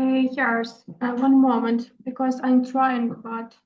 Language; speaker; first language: English; non-native, learner; Ukrainian